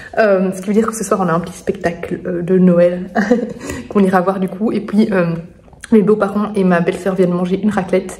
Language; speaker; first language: French; native; French